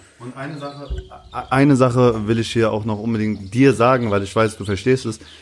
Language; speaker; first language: German; early bilingual, other home language; Turkish